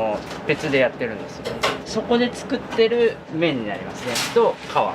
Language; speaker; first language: Japanese; native; Japanese